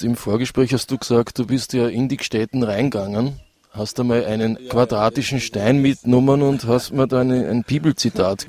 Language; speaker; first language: German; native; German